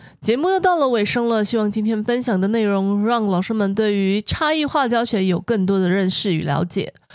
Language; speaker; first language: Chinese; native; Chinese